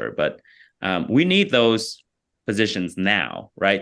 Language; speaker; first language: English; early bilingual, other home language; Vietnamese